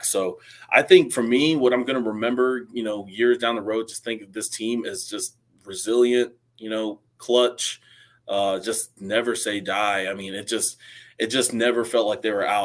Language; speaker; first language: English; native; English